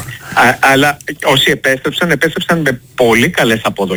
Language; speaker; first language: Greek; native; Greek